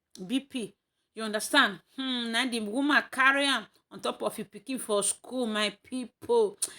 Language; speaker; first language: Nigerian Pidgin; native; Nigerian Pidgin